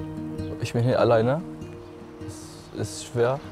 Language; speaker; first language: German; non-native, learner; Arabic